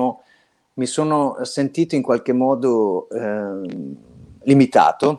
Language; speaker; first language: Italian; native; Italian